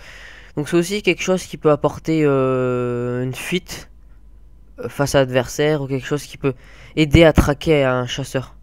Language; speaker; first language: French; native; French